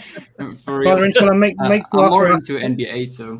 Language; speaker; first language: English; non-native, fluent; German